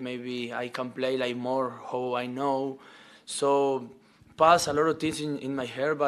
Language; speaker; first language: English; non-native, learner; Spanish